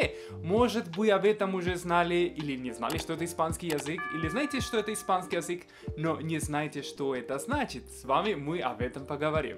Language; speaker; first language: Russian; non-native, fluent; Spanish